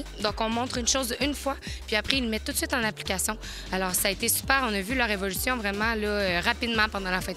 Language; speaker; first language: French; native; French